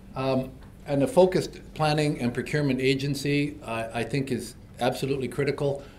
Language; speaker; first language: English; native; English